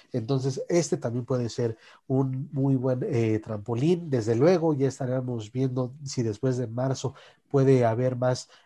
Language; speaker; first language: Spanish; native; Spanish